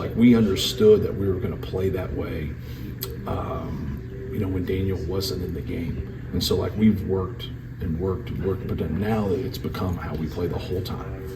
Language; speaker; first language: English; native; English